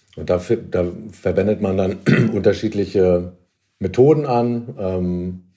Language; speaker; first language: German; native; German